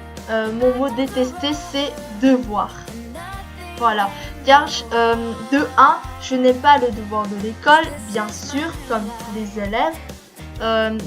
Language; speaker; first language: French; early bilingual, other home language; Korean